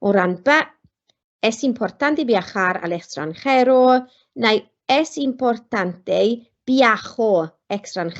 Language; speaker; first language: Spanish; non-native, fluent; Welsh